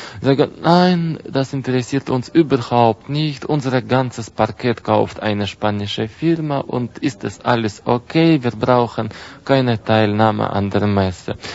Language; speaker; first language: German; non-native, fluent; Russian